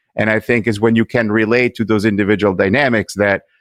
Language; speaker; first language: English; non-native, fluent; Italian